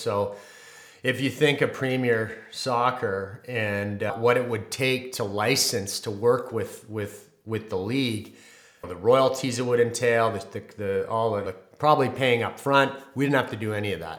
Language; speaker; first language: English; native; English